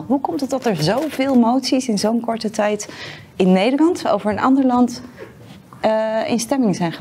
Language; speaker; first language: Dutch; native; Dutch